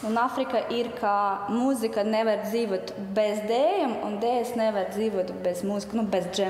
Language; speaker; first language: Latvian; non-native, local second language; Russian